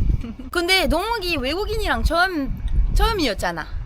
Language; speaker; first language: Korean; non-native, fluent; French